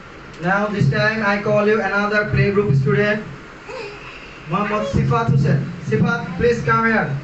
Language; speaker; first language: English; non-native, learner; Bangla